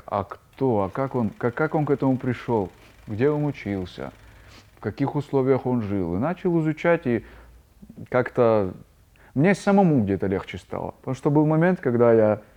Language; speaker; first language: Russian; native; Russian